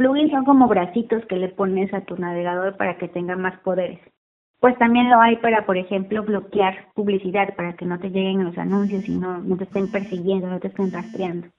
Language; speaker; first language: Spanish; native; Spanish